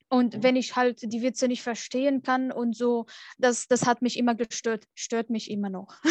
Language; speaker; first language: German; non-native, fluent; Arabic